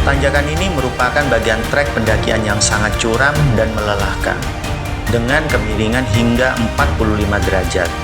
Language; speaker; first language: Indonesian; native; Indonesian